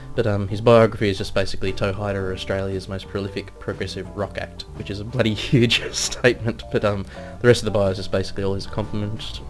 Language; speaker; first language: English; native; English